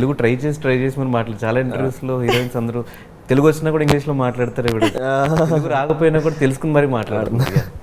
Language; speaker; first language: Telugu; native; Telugu